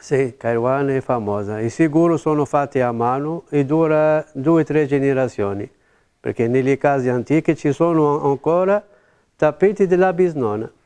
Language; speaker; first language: Italian; non-native, local second language; Arabic